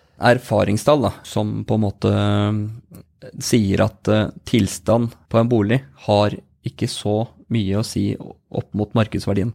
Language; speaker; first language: Norwegian; native; Norwegian